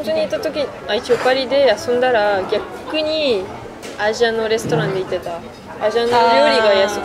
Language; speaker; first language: Japanese; non-native, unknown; French